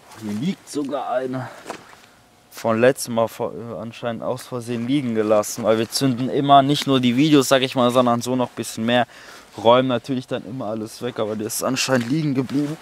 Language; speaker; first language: German; native; German